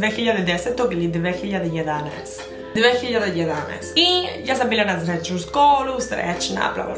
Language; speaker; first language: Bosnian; early bilingual, heritage; Spanish